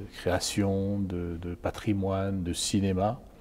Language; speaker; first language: French; native; French